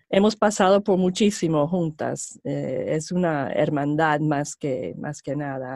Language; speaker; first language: Spanish; non-native, fluent; English